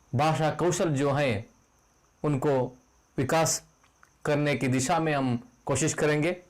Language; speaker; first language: Hindi; non-native, local second language; Kannada